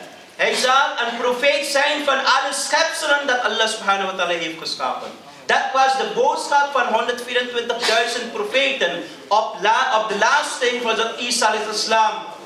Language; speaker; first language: Dutch; early bilingual, other home language; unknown